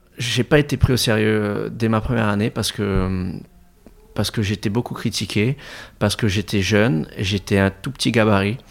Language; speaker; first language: French; native; French